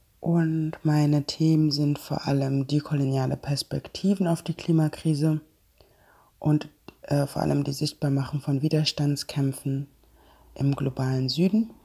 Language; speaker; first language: German; non-native, fluent; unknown